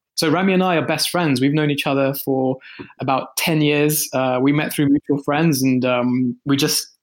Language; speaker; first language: English; early bilingual, other home language; Hindi